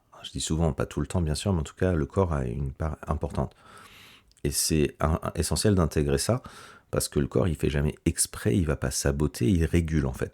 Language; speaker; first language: French; native; French